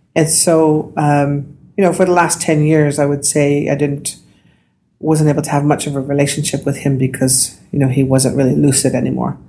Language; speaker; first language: English; native; English